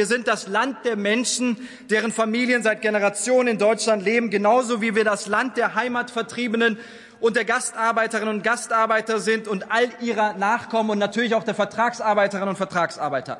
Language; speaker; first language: German; early bilingual, other home language; Turkish